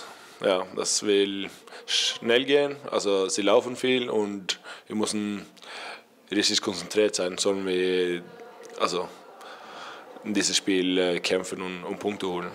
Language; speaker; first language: German; non-native, learner; Norwegian